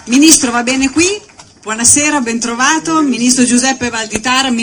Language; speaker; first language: Italian; native; Italian